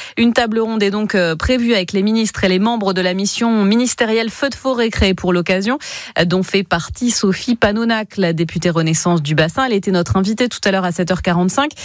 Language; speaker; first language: French; native; French